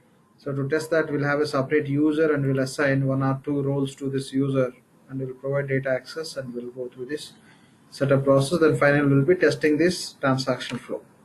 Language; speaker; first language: English; non-native, local second language; Telugu